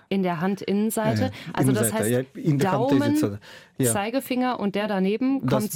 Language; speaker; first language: German; native; German